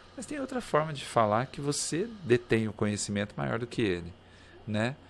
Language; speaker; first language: Portuguese; native; Portuguese